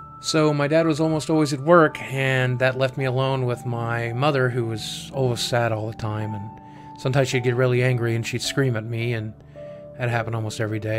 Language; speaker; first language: English; native; English